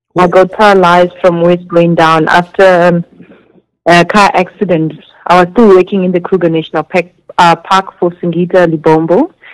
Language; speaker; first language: English; non-native, local second language; Zulu